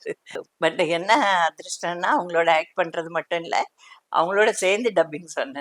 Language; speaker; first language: Tamil; non-native, local second language; Telugu